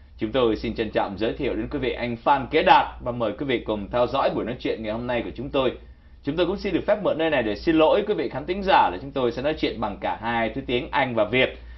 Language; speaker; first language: Vietnamese; native; Vietnamese